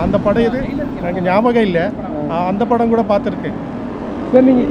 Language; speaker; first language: Tamil; non-native, learner; Malayalam